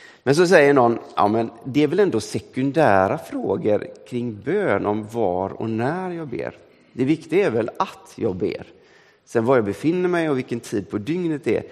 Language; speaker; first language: Swedish; native; Swedish